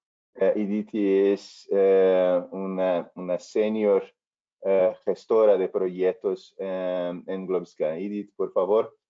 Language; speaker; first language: Spanish; non-native, fluent; Portuguese